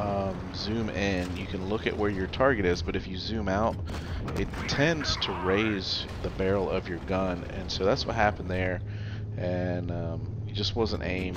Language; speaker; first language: English; native; English